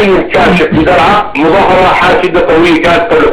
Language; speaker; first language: Arabic; native; Arabic